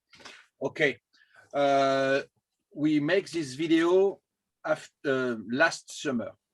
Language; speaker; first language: English; non-native, learner; French